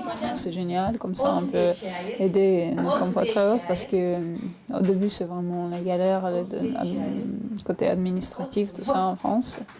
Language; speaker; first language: French; non-native, fluent; Chechen